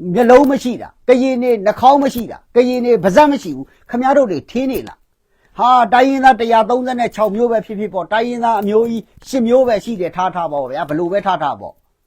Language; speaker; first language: Burmese; non-native, local second language; Kachin